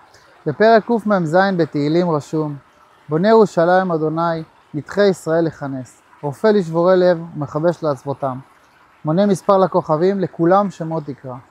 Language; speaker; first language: Hebrew; native; Hebrew